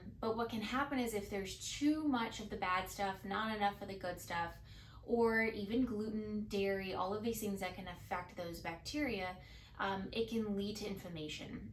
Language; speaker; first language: English; native; English